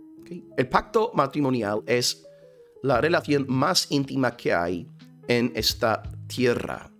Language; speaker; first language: Spanish; non-native, fluent; English